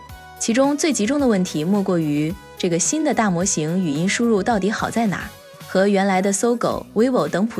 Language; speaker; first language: Chinese; native; Chinese